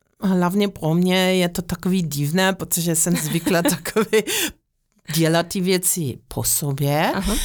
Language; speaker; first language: Czech; non-native, fluent; German